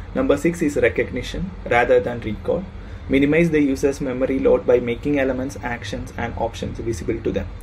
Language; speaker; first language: English; non-native, local second language; Malayalam